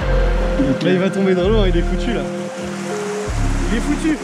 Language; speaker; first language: French; native; French